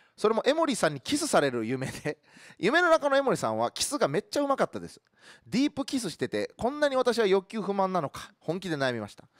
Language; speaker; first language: Japanese; native; Japanese